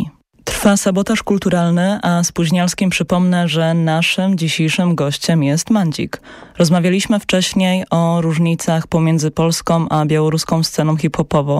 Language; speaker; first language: Polish; native; Polish